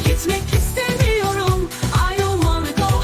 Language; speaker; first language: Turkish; non-native, learner; English